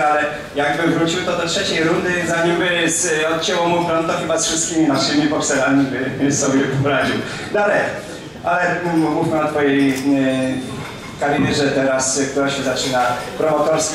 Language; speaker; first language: Polish; native; Polish